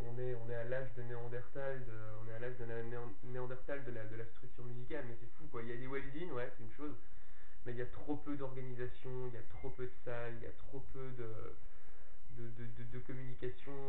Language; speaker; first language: French; native; French